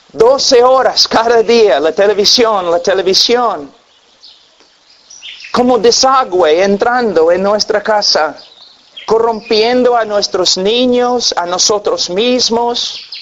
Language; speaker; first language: Spanish; non-native, fluent; English